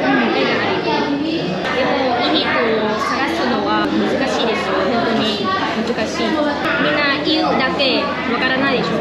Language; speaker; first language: Japanese; non-native, learner; Vietnamese